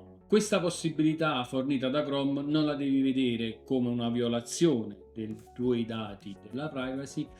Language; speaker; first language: Italian; native; Italian